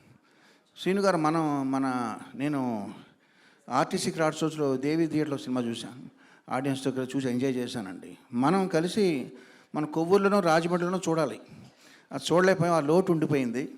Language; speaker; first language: Telugu; native; Telugu